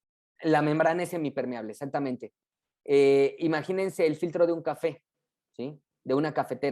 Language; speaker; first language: Spanish; native; Spanish